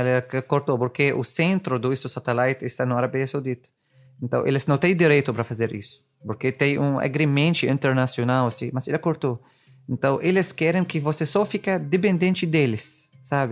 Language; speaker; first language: Portuguese; non-native, fluent; Arabic